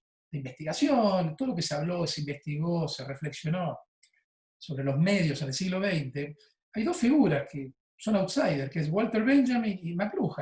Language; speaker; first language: Spanish; native; Spanish